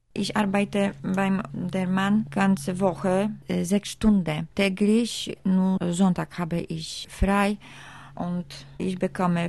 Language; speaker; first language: German; non-native, learner; Polish